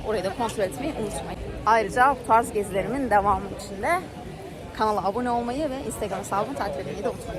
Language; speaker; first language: Turkish; native; Turkish